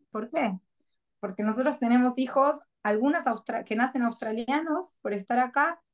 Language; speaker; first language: Spanish; native; Spanish